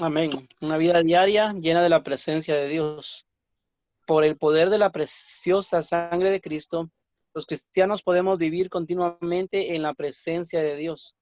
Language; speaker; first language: Spanish; native; Spanish